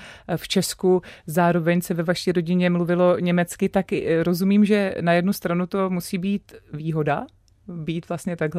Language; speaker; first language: Czech; native; Czech